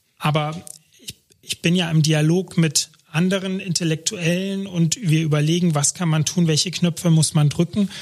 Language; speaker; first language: German; native; German